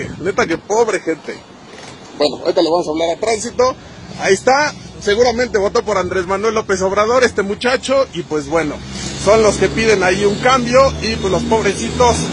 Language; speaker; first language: Spanish; native; Spanish